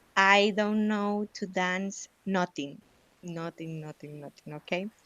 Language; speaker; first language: English; non-native, learner; Spanish